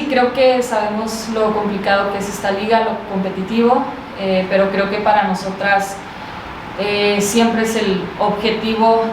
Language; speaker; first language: Spanish; early bilingual, heritage; Spanish